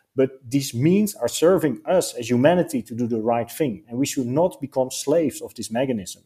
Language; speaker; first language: English; non-native, fluent; Dutch